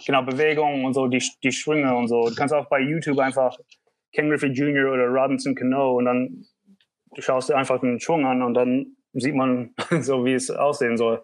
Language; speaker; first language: German; early bilingual, heritage; German